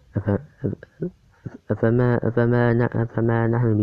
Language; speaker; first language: Arabic; non-native, learner; Indonesian